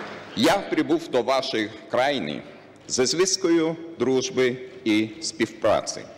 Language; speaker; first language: Ukrainian; non-native, learner; Lithuanian